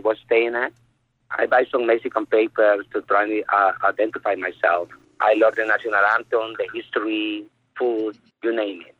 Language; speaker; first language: English; non-native, fluent; Spanish